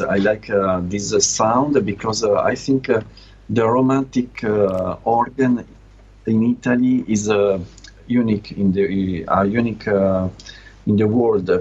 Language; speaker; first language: English; non-native, learner; Italian